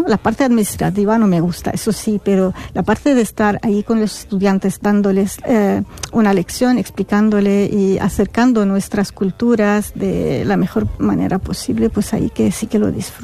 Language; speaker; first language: Spanish; non-native, fluent; Arabic